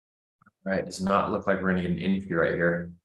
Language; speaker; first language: English; native; English